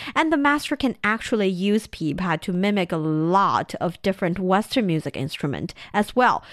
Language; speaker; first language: English; non-native, fluent; Chinese